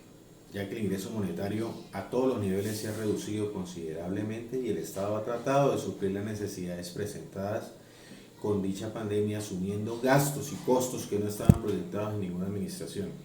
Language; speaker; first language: Spanish; native; Spanish